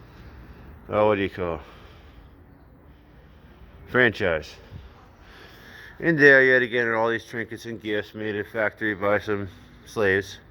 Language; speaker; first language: English; native; English